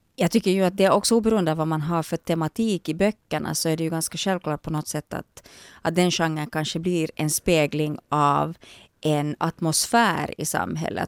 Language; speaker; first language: Swedish; native; Swedish